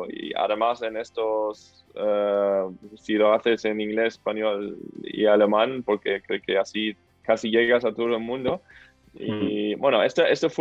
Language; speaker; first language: Spanish; non-native, fluent; German